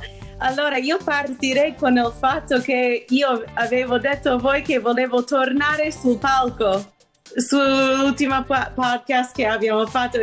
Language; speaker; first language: Italian; non-native, fluent; English